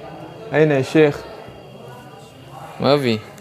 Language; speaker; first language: Arabic; non-native, fluent; Indonesian